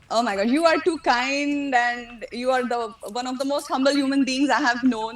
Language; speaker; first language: English; non-native, local second language; Marathi